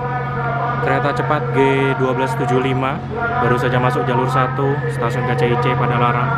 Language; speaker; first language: Indonesian; native; Indonesian